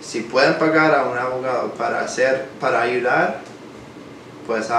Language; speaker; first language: Spanish; non-native, fluent; English